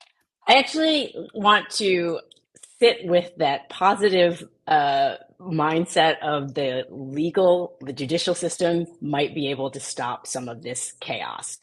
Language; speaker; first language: English; native; English